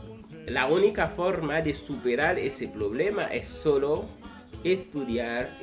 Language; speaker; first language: Spanish; non-native, fluent; Haitian Creole